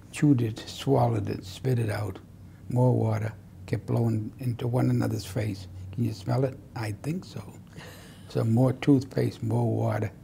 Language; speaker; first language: English; native; English